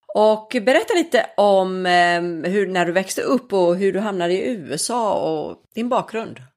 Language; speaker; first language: Swedish; native; Swedish